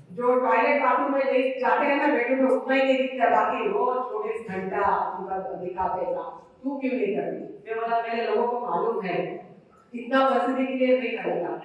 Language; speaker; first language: Hindi; non-native, local second language; Marathi